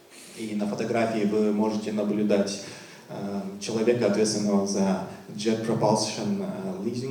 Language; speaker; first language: Russian; native; Russian